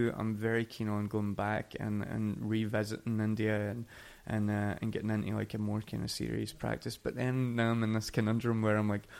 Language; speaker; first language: English; native; English